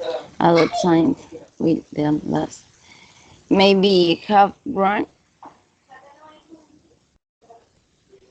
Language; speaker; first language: English; non-native, learner; Spanish